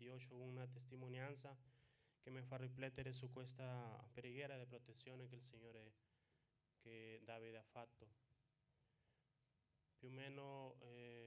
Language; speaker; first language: Italian; non-native, fluent; Spanish